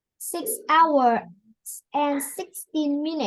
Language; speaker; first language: English; non-native, learner; Vietnamese